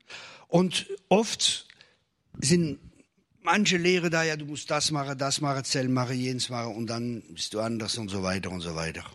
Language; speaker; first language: German; non-native, fluent; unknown